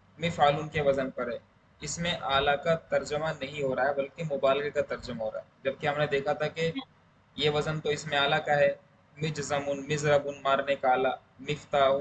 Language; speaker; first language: Urdu; native; Urdu